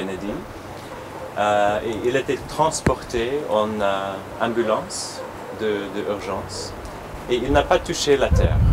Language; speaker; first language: French; non-native, learner; English